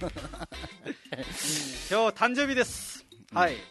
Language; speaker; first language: Japanese; non-native, fluent; Nepali